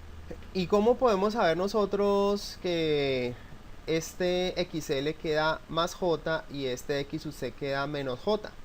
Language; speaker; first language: Spanish; native; Spanish